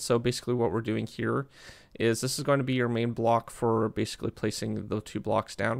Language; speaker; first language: English; native; English